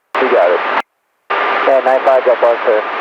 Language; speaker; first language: English; native; English